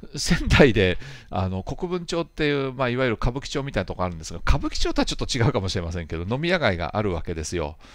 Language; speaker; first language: Japanese; native; Japanese